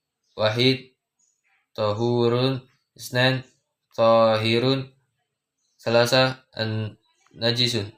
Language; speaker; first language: Arabic; non-native, learner; Indonesian